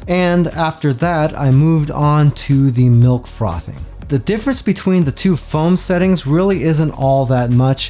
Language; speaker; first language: English; native; English